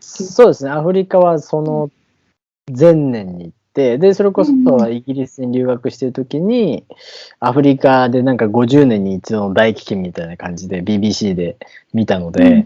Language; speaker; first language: Japanese; native; Japanese